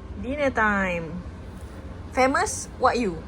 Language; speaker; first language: English; non-native, learner; Malay